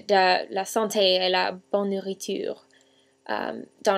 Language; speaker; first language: French; non-native, learner; English